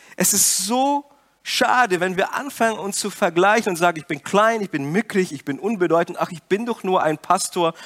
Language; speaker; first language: German; non-native, fluent; Portuguese